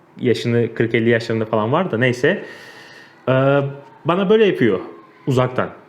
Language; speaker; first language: Turkish; native; Turkish